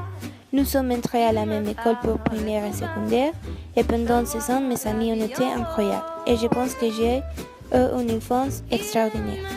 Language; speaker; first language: French; non-native, learner; Spanish